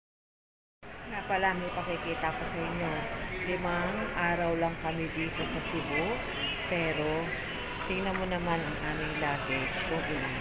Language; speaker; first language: Filipino; native; Filipino